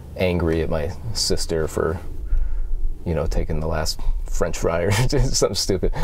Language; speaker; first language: English; native; English